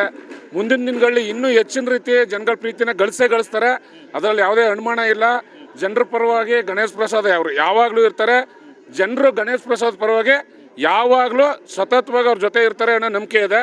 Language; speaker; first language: Kannada; native; Kannada